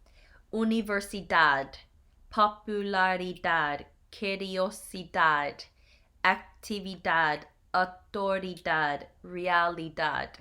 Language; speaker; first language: Spanish; non-native, learner; English